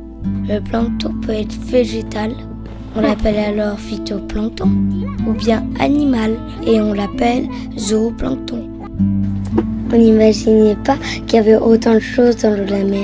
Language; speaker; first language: French; native; French